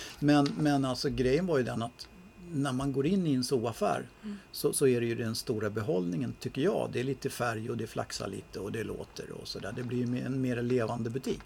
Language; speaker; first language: Swedish; native; Swedish